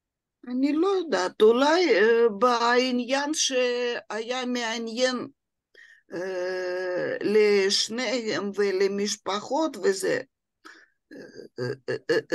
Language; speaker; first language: Hebrew; non-native, fluent; Yiddish